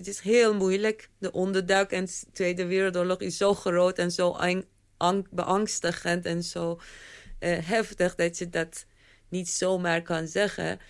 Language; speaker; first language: Dutch; non-native, fluent; Persian